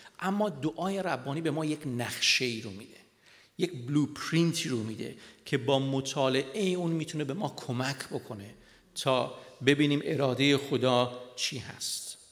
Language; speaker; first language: Persian; non-native, local second language; Armenian